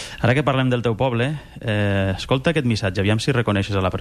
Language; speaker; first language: Catalan; native; Catalan